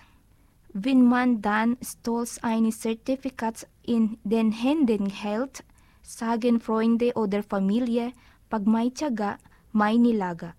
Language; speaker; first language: German; non-native, learner; Filipino